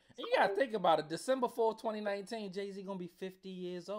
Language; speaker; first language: English; native; English